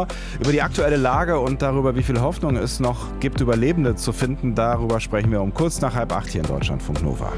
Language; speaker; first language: German; native; German